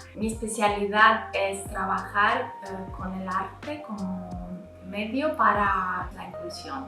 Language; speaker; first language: Spanish; non-native, fluent; Italian